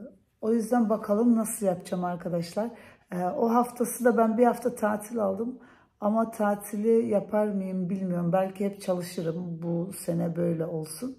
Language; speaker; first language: Turkish; early bilingual, heritage; Turkish